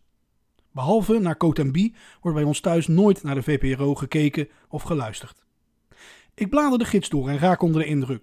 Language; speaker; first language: Dutch; native; Dutch